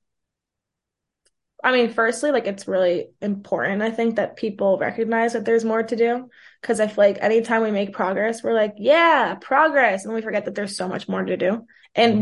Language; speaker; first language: English; early bilingual, other home language; Portuguese